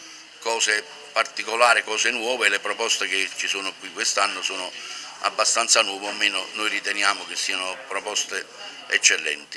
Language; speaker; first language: Italian; native; Italian